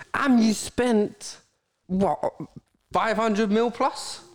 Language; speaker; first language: English; native; English